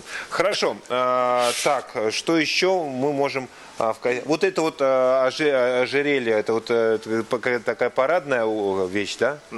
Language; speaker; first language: Russian; native; Russian